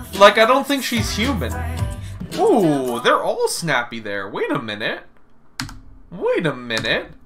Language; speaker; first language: English; native; English